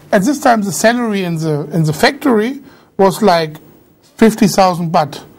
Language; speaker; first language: English; non-native, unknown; German